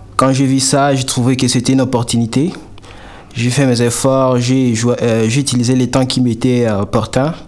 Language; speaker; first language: French; non-native, local second language; Swahili